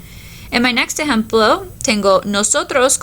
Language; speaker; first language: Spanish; non-native, fluent; English